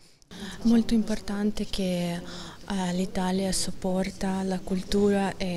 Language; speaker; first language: Italian; non-native, learner; Ukrainian